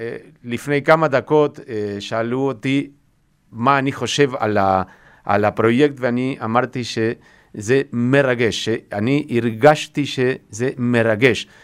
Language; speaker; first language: Hebrew; non-native, fluent; Spanish